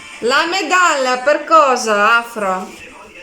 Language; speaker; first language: Italian; non-native, learner; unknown